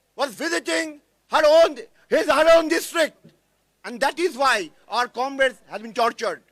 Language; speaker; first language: English; non-native, local second language; Bangla